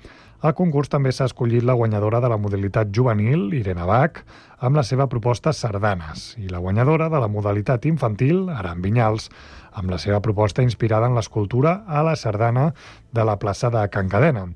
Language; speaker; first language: Catalan; native; Catalan